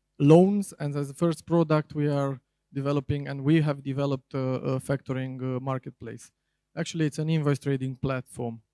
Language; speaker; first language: English; non-native, fluent; Romanian